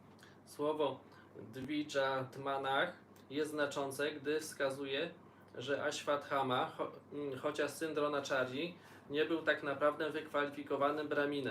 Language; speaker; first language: Polish; native; Polish